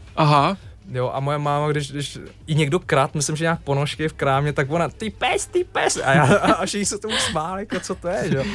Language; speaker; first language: Czech; early bilingual, other home language; Vietnamese